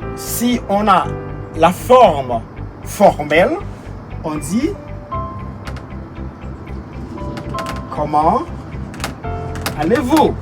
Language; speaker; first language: French; non-native, local second language; Haitian Creole